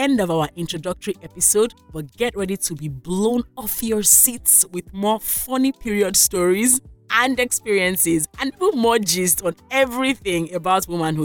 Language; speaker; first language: English; non-native, local second language; Yoruba